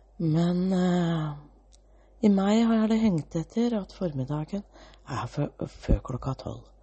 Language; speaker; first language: Norwegian; early bilingual, other home language; Danish